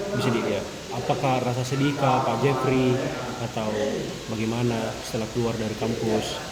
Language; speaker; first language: Indonesian; native; Indonesian